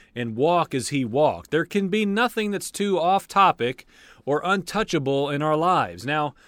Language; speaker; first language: English; native; English